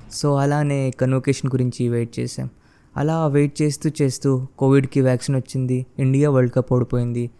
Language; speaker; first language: Telugu; early bilingual, heritage; Telugu